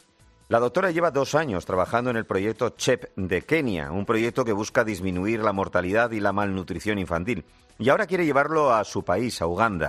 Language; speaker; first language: Spanish; native; Spanish